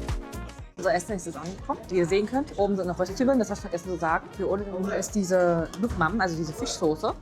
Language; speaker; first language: German; native; German